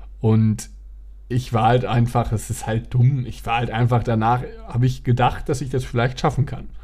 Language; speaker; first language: German; native; German